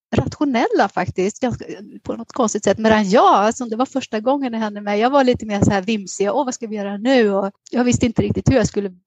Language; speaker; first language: Swedish; native; Swedish